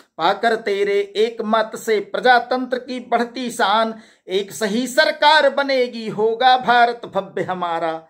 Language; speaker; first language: Hindi; native; Hindi